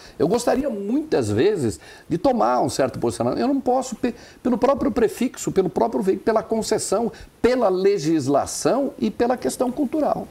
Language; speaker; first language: Portuguese; non-native, local second language; German